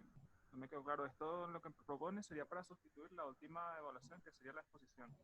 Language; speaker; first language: Spanish; native; Spanish